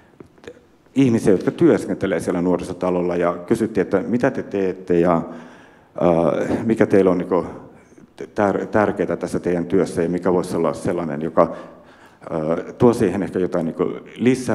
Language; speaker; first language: Finnish; native; Finnish